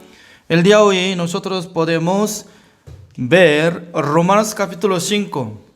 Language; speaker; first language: Spanish; non-native, fluent; Korean